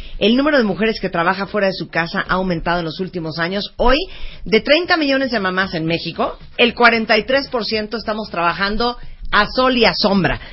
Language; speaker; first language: Spanish; early bilingual, other home language; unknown